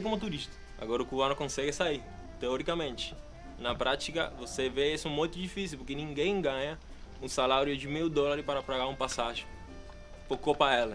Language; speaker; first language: Portuguese; non-native, fluent; Spanish